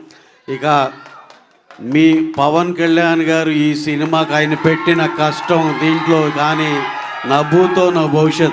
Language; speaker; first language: Telugu; native; Telugu